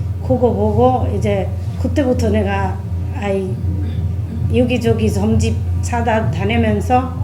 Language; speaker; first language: Korean; non-native, fluent; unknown